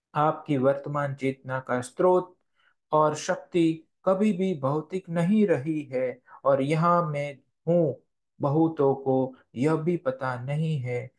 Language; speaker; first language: Hindi; non-native, local second language; Gujarati